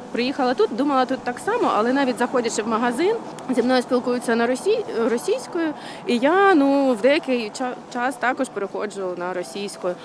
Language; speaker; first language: Ukrainian; non-native, local second language; Russian